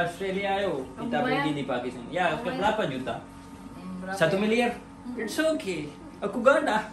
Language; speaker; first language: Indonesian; non-native, learner; Urdu